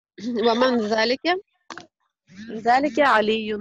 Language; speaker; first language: Arabic; non-native, learner; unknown